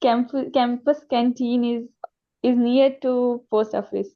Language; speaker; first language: English; non-native, learner; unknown